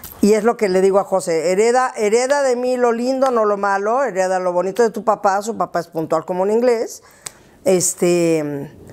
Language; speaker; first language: Spanish; native; Spanish